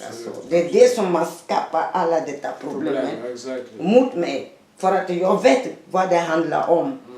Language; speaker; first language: Swedish; non-native, fluent; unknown